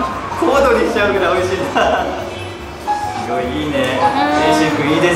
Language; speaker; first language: Japanese; native; Japanese